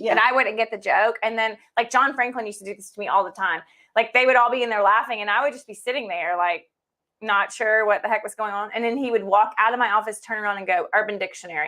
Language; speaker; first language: English; native; English